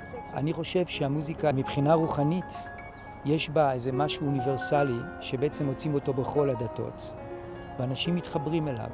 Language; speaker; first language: Hebrew; native; Hebrew